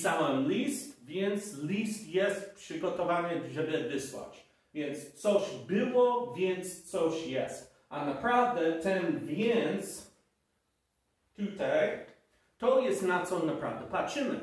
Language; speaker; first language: Polish; non-native, fluent; English